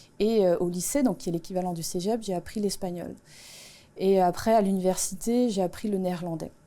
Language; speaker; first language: French; non-native, local second language; Swiss German